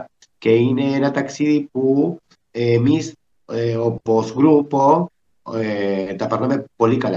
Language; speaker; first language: Greek; early bilingual, heritage; Spanish